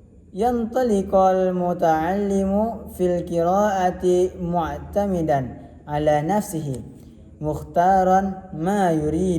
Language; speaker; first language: Arabic; non-native, learner; Indonesian